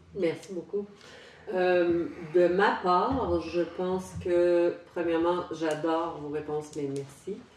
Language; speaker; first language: French; non-native, local second language; English